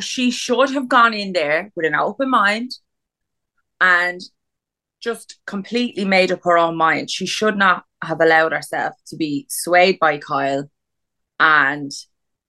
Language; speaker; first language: English; native; English